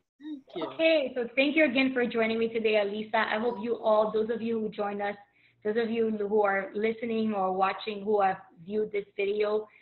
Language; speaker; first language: English; early bilingual, other home language; Haitian Creole